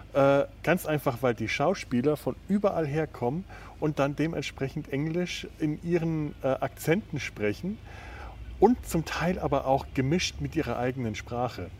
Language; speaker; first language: German; native; German